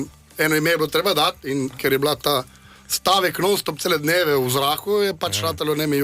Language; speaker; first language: Slovenian; native; Slovenian